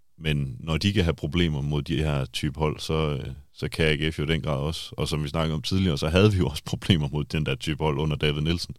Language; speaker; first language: Danish; native; Danish